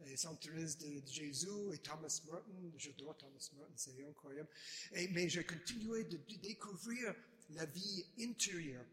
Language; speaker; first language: French; non-native, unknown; English